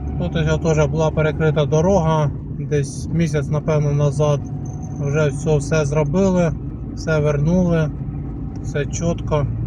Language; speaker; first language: Ukrainian; non-native, local second language; Russian